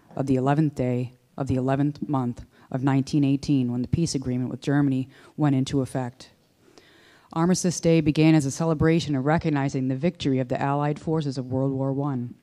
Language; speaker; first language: English; native; English